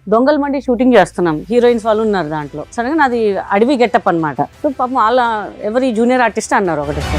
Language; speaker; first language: Telugu; non-native, local second language; Hindi